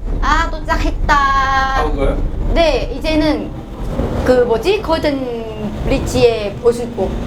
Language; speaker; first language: Korean; non-native, learner; Vietnamese